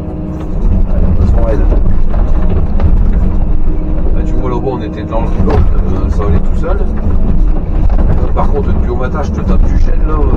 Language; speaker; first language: French; native; French